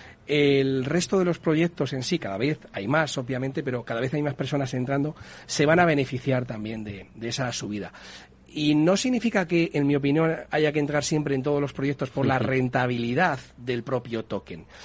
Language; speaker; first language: Spanish; native; Spanish